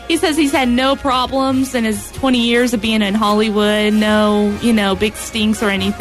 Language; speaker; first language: English; native; English